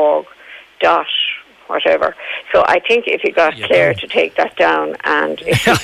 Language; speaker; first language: English; native; English